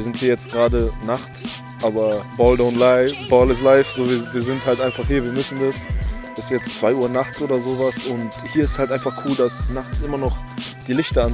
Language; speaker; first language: German; native; German